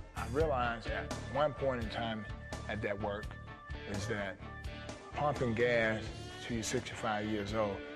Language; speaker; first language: English; native; English